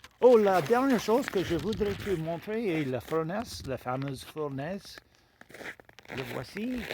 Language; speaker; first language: French; non-native, fluent; English